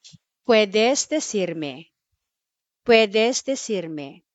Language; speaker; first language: Spanish; non-native, fluent; Filipino